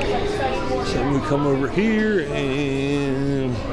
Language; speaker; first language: English; native; English